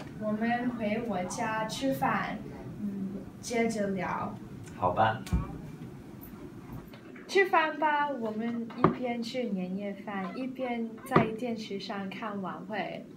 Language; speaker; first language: Chinese; non-native, learner; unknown